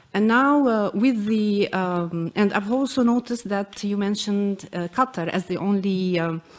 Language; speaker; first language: English; non-native, fluent; Arabic